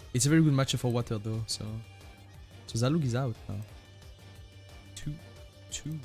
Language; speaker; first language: English; non-native, fluent; French